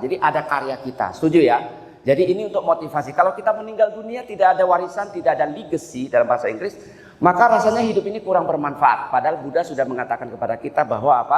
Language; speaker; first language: Indonesian; native; Indonesian